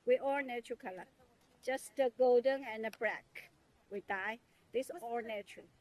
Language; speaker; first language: English; non-native, learner; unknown